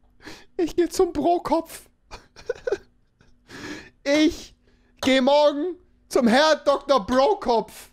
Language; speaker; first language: German; native; German